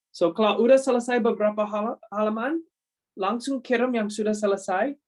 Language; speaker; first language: Indonesian; non-native, learner; English